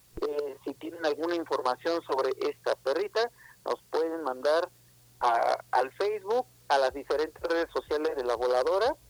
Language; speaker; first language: Spanish; native; Spanish